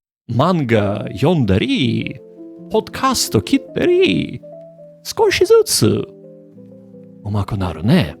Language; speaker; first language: Japanese; non-native, learner; English